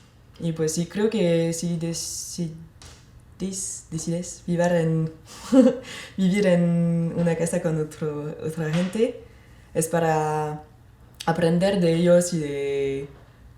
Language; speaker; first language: Spanish; non-native, fluent; French